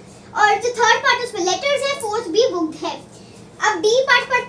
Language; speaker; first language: Hindi; native; Hindi